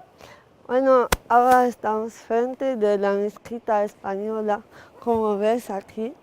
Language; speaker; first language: Spanish; non-native, fluent; Arabic